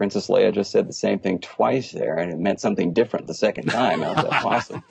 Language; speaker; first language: English; native; English